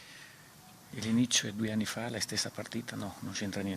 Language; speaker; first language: Italian; non-native, fluent; Portuguese